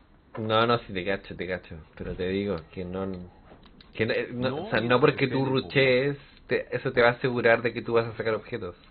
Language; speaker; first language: Spanish; native; Spanish